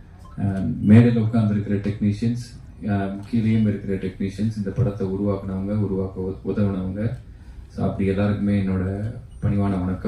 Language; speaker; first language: Tamil; native; Tamil